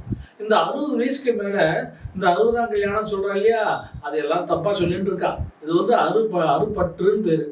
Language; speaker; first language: Tamil; native; Tamil